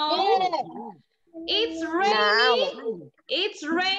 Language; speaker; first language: English; non-native, learner; Spanish